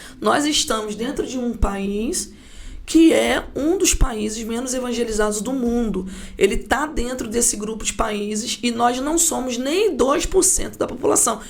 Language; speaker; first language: Portuguese; native; Portuguese